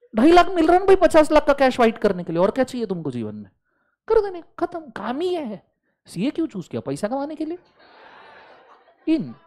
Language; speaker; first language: Hindi; non-native, local second language; Marathi